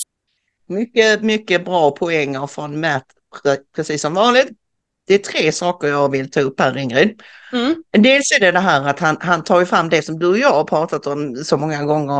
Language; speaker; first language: Swedish; native; Swedish